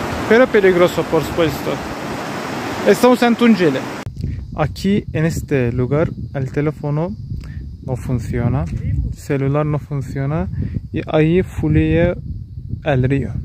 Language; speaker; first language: Spanish; non-native, learner; Turkish